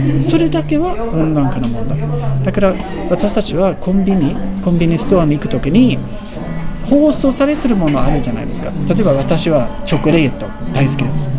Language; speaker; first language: Japanese; non-native, fluent; Swedish